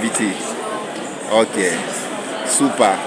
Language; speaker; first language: German; non-native, learner; French